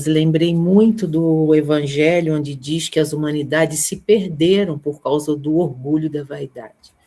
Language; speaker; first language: Portuguese; native; Portuguese